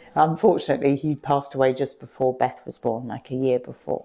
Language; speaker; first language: English; native; English